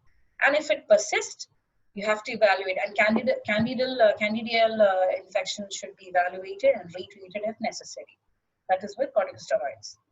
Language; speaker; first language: English; non-native, local second language; Malayalam